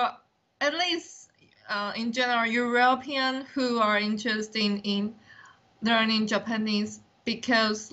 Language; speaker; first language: English; non-native, learner; Chinese